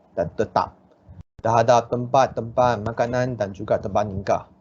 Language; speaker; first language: Malay; non-native, local second language; Chinese